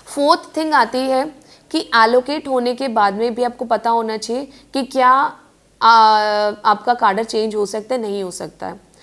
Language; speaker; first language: Hindi; native; Hindi